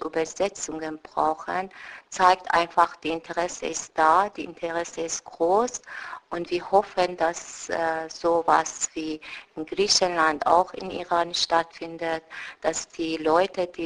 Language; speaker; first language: German; non-native, fluent; Persian